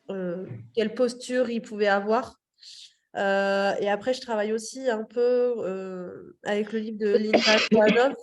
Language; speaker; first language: French; native; French